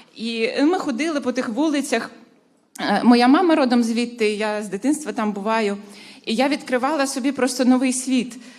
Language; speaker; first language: Ukrainian; native; Ukrainian